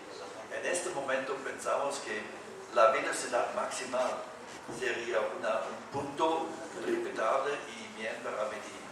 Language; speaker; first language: Spanish; non-native, fluent; German